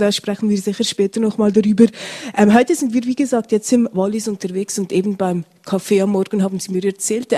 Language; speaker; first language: German; native; German